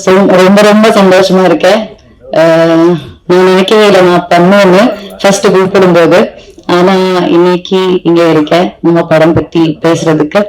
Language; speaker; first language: Tamil; non-native, learner; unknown